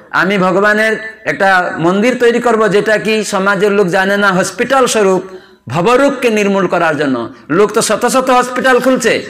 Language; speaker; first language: Bangla; non-native, fluent; Odia